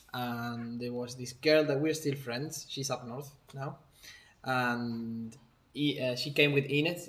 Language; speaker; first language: English; non-native, fluent; Spanish